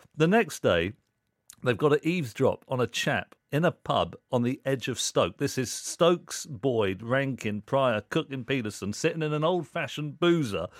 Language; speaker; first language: English; native; English